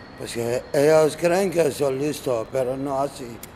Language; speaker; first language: Spanish; non-native, learner; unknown